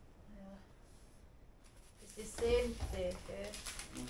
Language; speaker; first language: German; non-native, learner; Thai